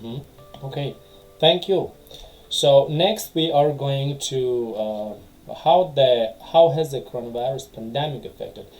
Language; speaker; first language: English; non-native, fluent; Tajik